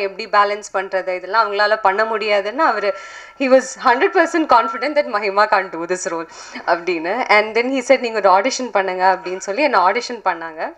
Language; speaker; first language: Tamil; non-native, local second language; Malayalam